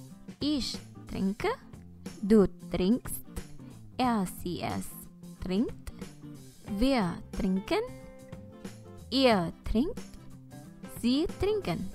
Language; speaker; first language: German; non-native, fluent; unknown